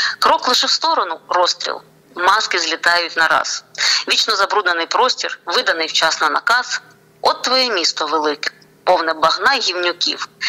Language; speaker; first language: Ukrainian; non-native, local second language; Russian